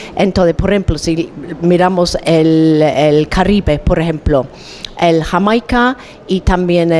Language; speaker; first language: Spanish; non-native, fluent; English